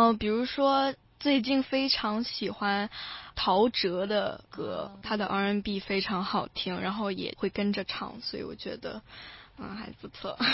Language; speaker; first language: Chinese; early bilingual, heritage; Chinese